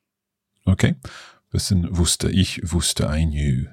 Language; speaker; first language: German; non-native, learner; English